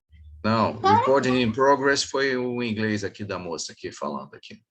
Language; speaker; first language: Portuguese; native; Portuguese